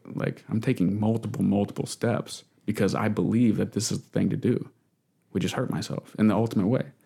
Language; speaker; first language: English; native; English